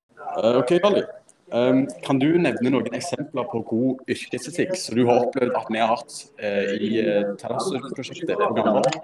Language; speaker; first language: Norwegian; native; Norwegian